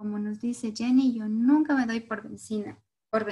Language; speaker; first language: Spanish; native; Spanish